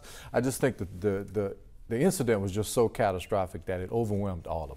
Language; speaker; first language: English; native; English